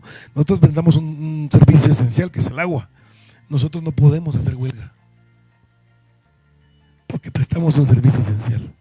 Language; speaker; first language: Spanish; native; Spanish